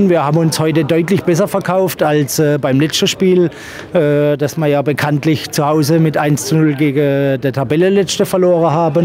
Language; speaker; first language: German; native; German